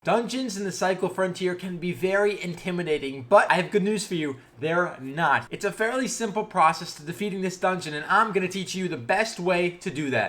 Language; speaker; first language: English; native; English